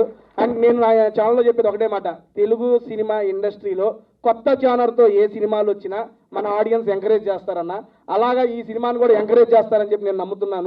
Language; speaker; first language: Telugu; native; Telugu